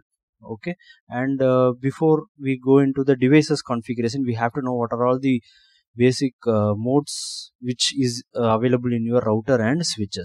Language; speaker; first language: English; non-native, local second language; Tamil